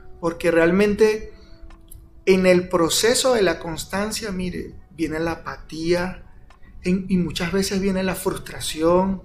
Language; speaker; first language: Spanish; native; Spanish